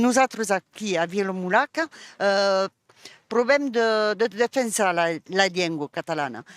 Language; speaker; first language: Catalan; non-native, local second language; French